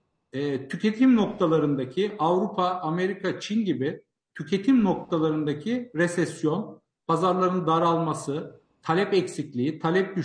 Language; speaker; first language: Turkish; native; Turkish